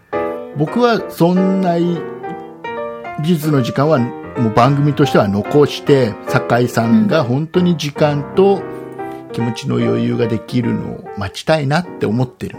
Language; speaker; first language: Japanese; native; Japanese